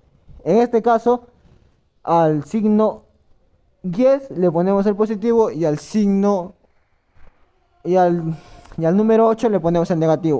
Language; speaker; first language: Spanish; native; Spanish